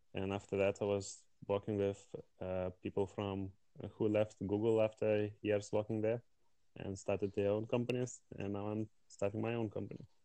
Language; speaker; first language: English; non-native, fluent; Lithuanian